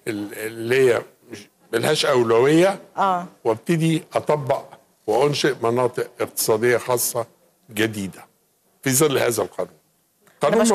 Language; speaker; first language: Arabic; native; Arabic